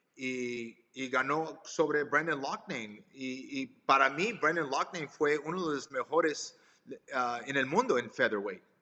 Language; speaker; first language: Spanish; early bilingual, heritage; Spanish